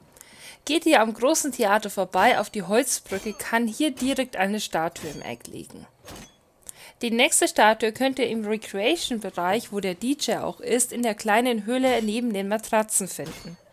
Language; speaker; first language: German; native; German